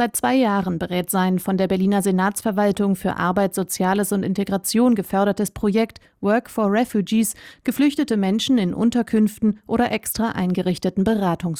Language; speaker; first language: German; native; German